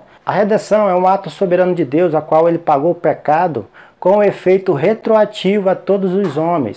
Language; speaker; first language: Portuguese; native; Portuguese